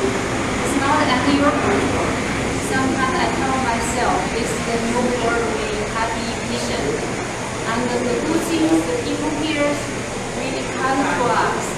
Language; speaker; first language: English; non-native, learner; Chinese